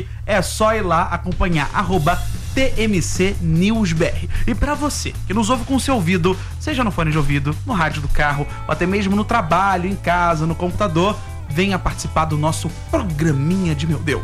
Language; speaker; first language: Portuguese; native; Portuguese